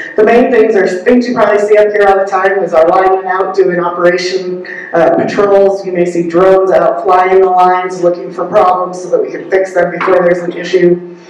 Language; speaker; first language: English; native; English